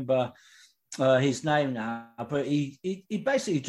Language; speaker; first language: English; native; English